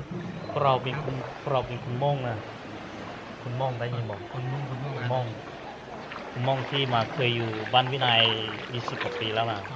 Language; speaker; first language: Thai; non-native, learner; Hmong